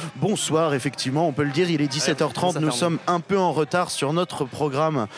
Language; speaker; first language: French; native; French